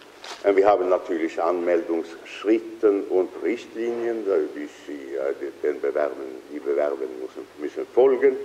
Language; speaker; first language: German; non-native, fluent; Swedish